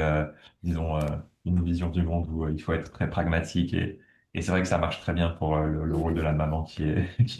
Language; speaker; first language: French; native; French